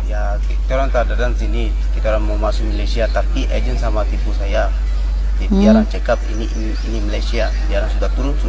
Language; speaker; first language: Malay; non-native, learner; Rohingya